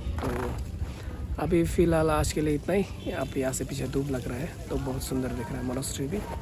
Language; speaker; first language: Hindi; non-native, learner; Tibetan